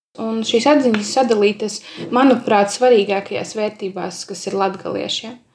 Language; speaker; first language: Latvian; native; Latvian